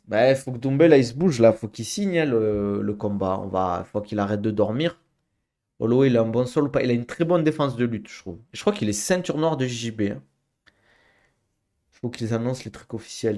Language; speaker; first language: French; native; French